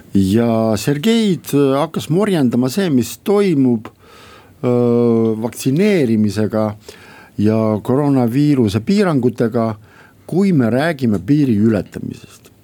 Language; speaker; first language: Estonian; non-native, local second language; Russian